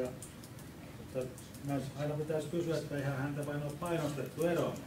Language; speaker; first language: Finnish; native; Finnish